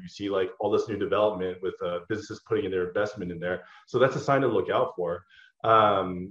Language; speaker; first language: English; native; English